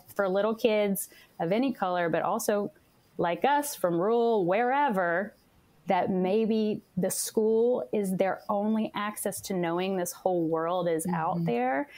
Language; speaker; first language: English; native; English